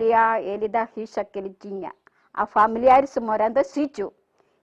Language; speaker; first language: Portuguese; non-native, learner; Malayalam